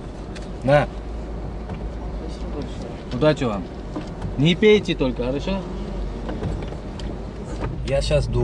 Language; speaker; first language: Russian; non-native, local second language; Uzbek